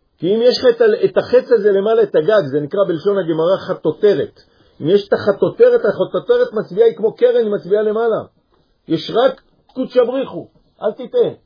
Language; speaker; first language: Hebrew; native; Hebrew